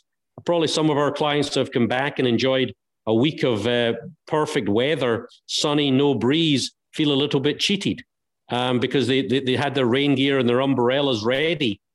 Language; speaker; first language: English; native; English